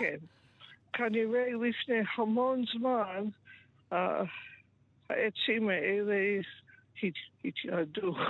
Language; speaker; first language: Hebrew; non-native, fluent; English